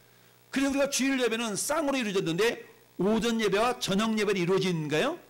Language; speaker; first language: Korean; native; Korean